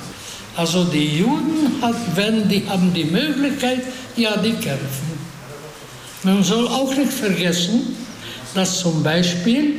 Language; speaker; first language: German; non-native, fluent; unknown